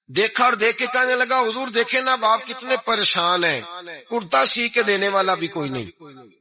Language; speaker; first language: Urdu; non-native, local second language; Punjabi